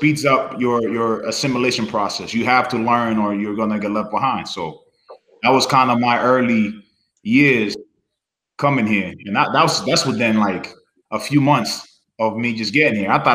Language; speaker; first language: English; early bilingual, other home language; Spanish